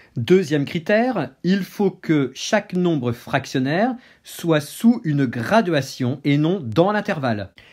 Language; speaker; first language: French; native; French